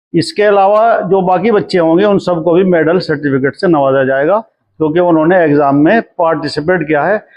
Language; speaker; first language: Hindi; native; Hindi